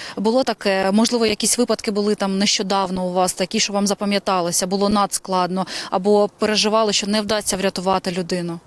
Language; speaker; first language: Ukrainian; native; Ukrainian